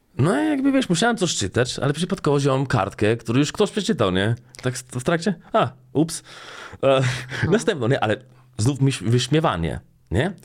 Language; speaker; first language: Polish; non-native, fluent; Slovenian